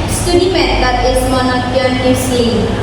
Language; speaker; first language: English; non-native, learner; Indonesian